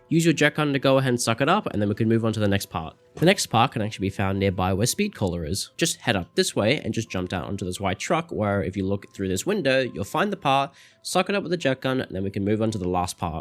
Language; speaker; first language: English; native; English